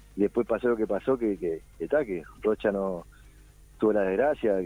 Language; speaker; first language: Spanish; native; Spanish